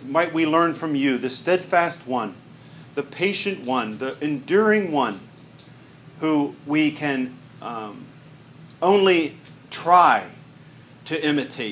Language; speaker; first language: English; native; English